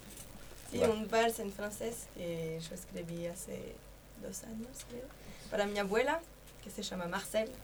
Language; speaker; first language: Spanish; non-native, learner; French